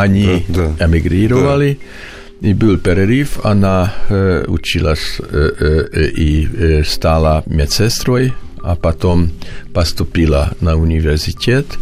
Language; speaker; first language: Russian; non-native, learner; Hungarian